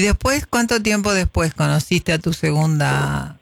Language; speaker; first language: Spanish; native; Spanish